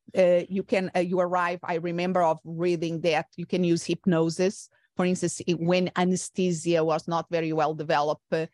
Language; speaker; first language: English; non-native, fluent; Portuguese